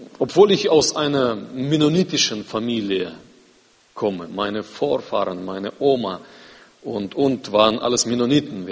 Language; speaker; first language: German; non-native, fluent; Russian